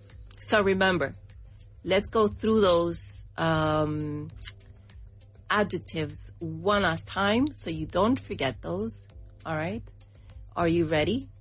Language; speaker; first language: English; non-native, fluent; Spanish